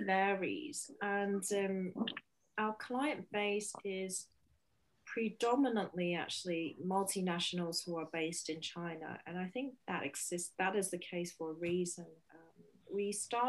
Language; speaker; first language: English; non-native, local second language; Cantonese